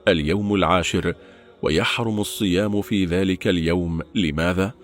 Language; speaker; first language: Arabic; native; Arabic